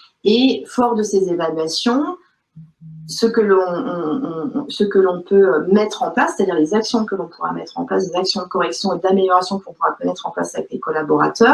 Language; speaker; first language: French; native; French